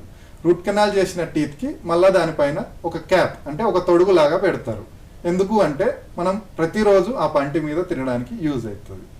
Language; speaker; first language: Telugu; native; Telugu